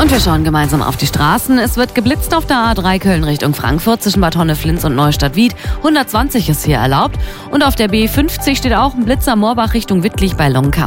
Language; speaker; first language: German; native; German